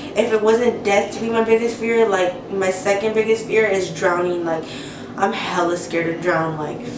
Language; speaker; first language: English; native; English